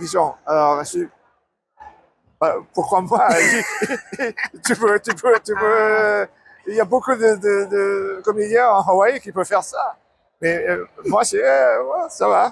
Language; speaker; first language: French; non-native, learner; English